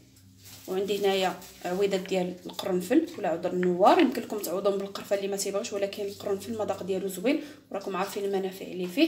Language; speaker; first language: Arabic; native; Arabic